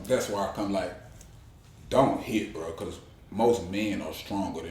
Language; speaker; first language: English; native; English